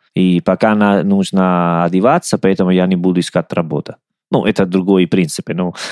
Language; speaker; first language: Russian; non-native, learner; Italian